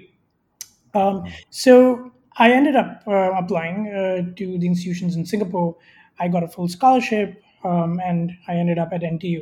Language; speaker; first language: English; non-native, local second language; Hindi